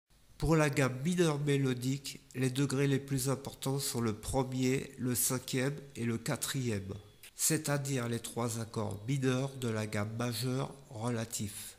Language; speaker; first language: French; native; French